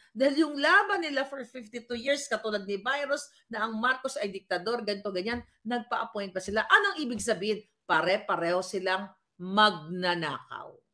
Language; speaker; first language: Filipino; non-native, local second language; Cebuano